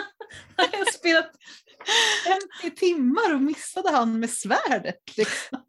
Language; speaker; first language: Swedish; native; Swedish